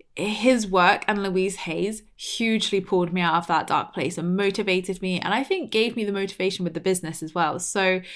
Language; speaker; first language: English; native; English